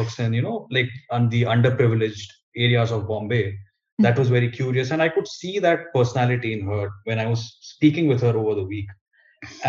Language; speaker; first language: English; non-native, local second language; Kannada